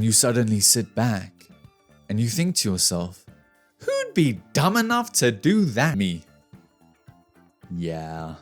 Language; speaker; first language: English; native; English